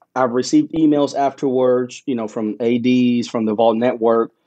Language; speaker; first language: English; early bilingual, other home language; Spanish